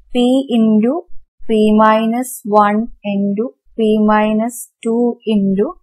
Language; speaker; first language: English; non-native, local second language; Malayalam